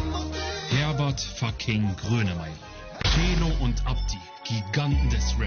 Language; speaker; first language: German; early bilingual, other home language; Kurdish